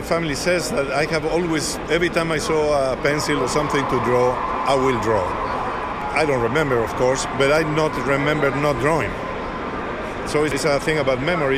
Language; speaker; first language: English; non-native, fluent; Spanish